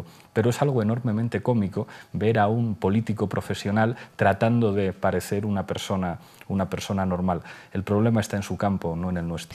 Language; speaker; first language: Spanish; native; Spanish